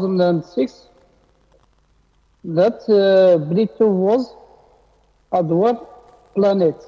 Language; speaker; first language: English; non-native, learner; Arabic